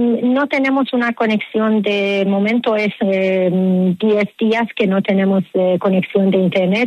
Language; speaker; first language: Spanish; non-native, learner; Persian